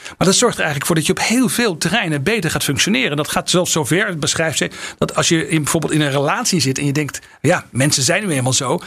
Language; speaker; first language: Dutch; native; Dutch